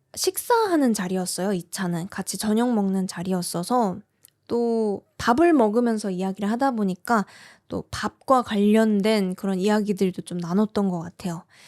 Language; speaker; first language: Korean; native; Korean